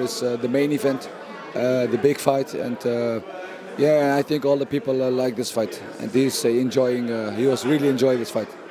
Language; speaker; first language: English; non-native, learner; Dutch